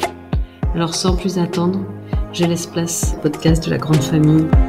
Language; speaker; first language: French; native; French